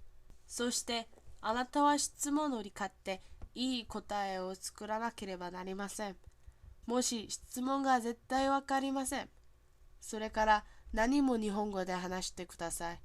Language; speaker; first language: Japanese; non-native, learner; English